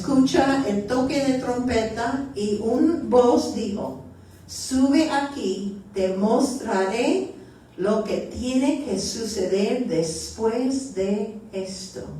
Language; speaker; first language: Spanish; early bilingual, heritage; Spanish